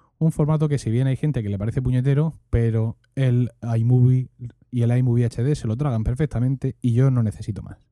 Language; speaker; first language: Spanish; native; Spanish